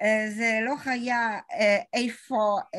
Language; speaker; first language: Hebrew; non-native, learner; Polish